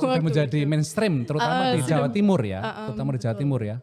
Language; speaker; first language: Indonesian; native; Indonesian